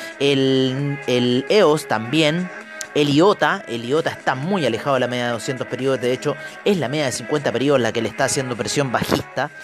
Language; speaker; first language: Spanish; native; Spanish